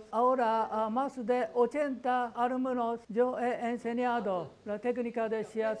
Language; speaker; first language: Spanish; non-native, learner; Japanese